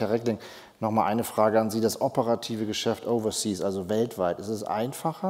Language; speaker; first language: German; native; German